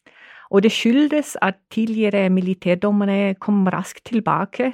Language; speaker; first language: Norwegian; non-native, fluent; German